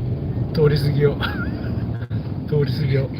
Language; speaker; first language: Japanese; native; Japanese